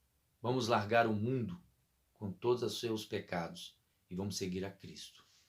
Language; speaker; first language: Portuguese; native; Portuguese